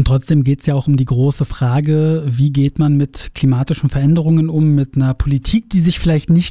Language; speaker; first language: German; native; German